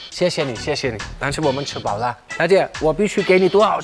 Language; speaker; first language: Chinese; non-native, fluent; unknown